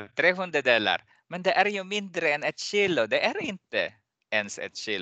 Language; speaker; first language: Swedish; non-native, fluent; Persian